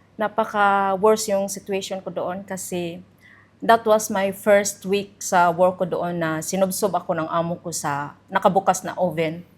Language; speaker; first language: Filipino; native; Filipino